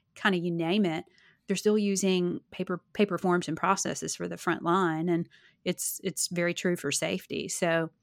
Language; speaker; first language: English; native; English